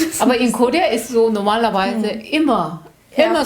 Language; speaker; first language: German; non-native, learner; Korean